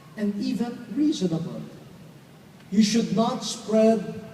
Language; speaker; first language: English; non-native, local second language; Filipino